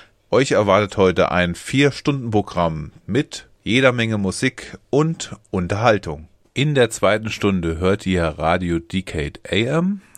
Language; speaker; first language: German; native; German